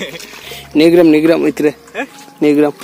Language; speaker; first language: Malayalam; non-native, learner; Hindi